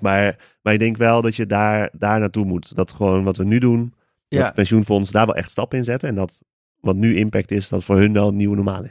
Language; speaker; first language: Dutch; native; Dutch